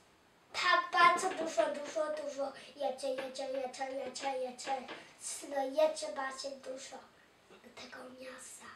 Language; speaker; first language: Polish; early bilingual, heritage; Polish